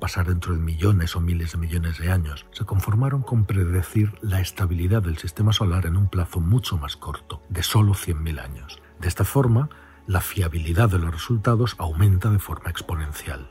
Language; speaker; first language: Spanish; native; Spanish